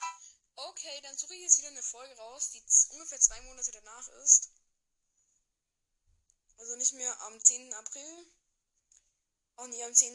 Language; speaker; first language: German; native; German